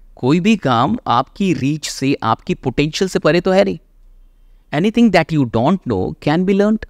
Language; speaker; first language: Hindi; native; Hindi